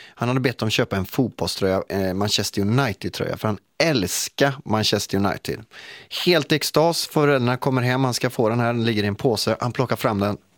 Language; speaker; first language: Swedish; native; Swedish